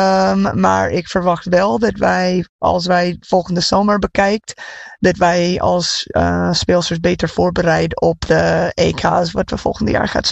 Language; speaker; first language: Dutch; non-native, fluent; English